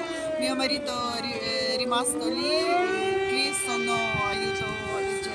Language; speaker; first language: Italian; non-native, learner; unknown